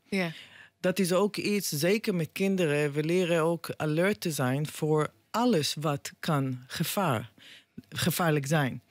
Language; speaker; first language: Dutch; non-native, fluent; Hebrew